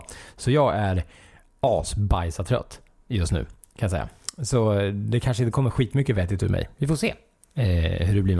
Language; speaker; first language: Swedish; native; Swedish